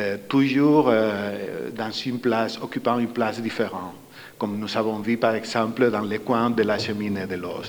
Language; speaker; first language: French; non-native, fluent; Spanish